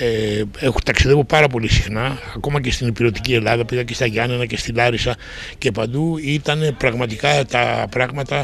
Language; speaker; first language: Greek; native; Greek